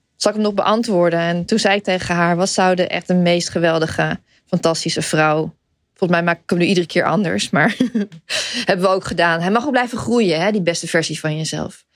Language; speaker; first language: Dutch; native; Dutch